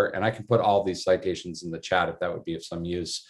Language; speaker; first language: English; native; English